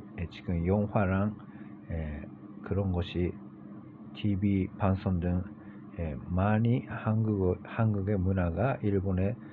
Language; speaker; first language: Korean; non-native, learner; Japanese